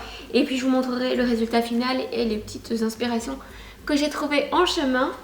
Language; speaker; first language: French; native; French